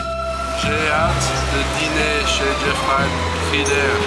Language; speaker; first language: French; non-native, learner; English